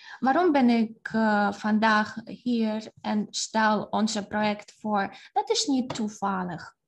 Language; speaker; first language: Dutch; non-native, fluent; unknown